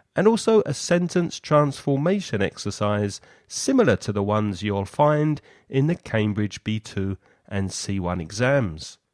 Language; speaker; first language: English; native; English